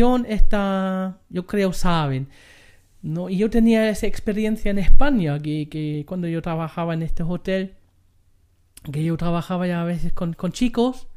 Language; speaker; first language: Spanish; non-native, learner; German